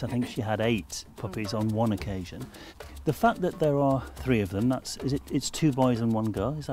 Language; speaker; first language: English; native; English